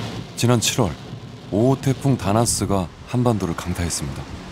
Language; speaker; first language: Korean; native; Korean